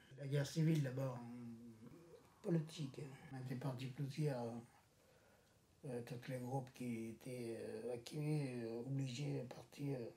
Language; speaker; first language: French; non-native, learner; Tamil